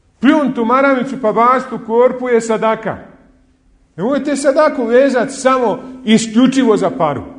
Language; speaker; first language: Bosnian; native; Bosnian